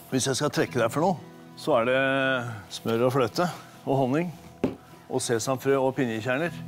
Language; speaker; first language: Norwegian; native; Norwegian